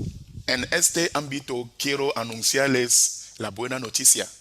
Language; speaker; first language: Spanish; non-native, fluent; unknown